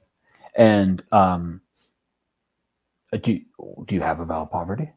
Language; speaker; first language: English; native; English